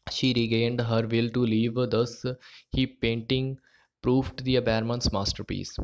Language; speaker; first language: English; non-native, local second language; Punjabi